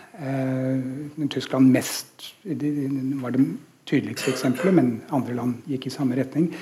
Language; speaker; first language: Norwegian; non-native, fluent; English